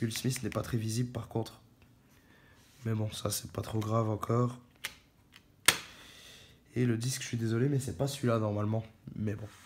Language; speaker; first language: French; native; French